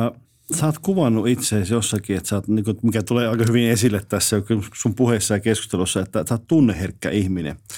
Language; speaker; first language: Finnish; native; Finnish